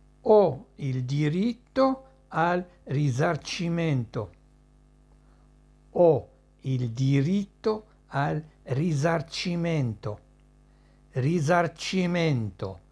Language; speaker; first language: Italian; non-native, fluent; Arabic